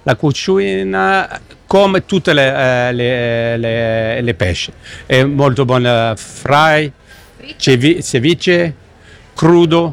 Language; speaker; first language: Italian; non-native, learner; French